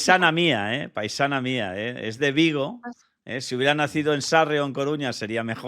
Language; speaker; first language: Spanish; native; Spanish